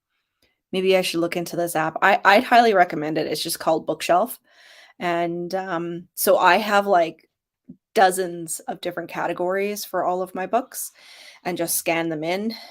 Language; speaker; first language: English; native; English